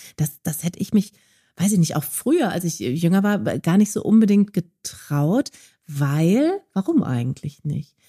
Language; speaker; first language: German; native; German